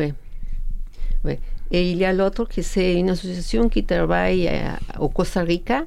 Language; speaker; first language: French; non-native, learner; Spanish